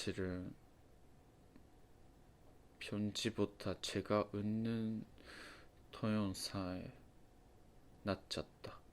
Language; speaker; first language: Korean; non-native, fluent; Japanese